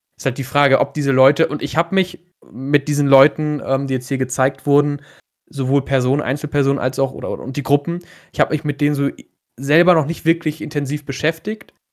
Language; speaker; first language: German; native; German